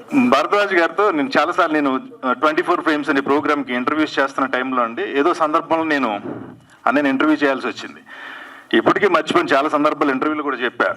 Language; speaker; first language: Telugu; native; Telugu